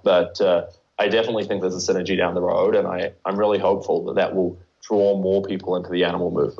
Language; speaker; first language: English; native; English